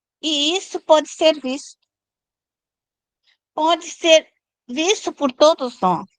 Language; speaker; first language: Portuguese; native; Portuguese